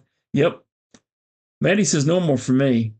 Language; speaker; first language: English; native; English